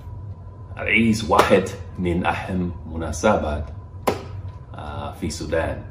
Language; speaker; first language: Arabic; non-native, learner; English